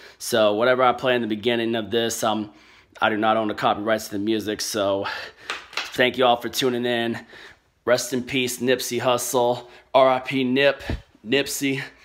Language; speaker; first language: English; native; English